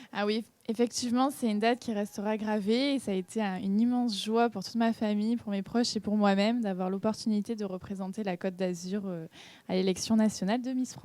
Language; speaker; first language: French; native; French